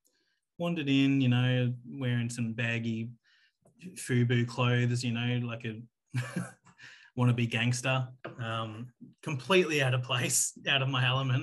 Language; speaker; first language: English; native; English